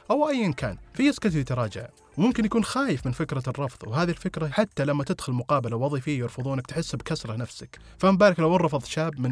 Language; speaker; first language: Arabic; native; Arabic